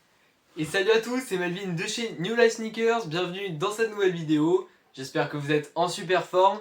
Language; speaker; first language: French; native; French